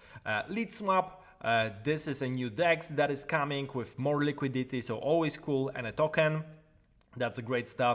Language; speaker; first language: English; non-native, fluent; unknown